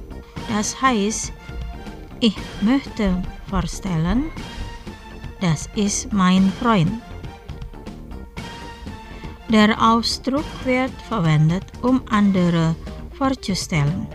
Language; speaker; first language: German; non-native, fluent; Indonesian